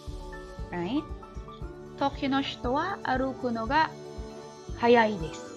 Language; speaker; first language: Japanese; non-native, fluent; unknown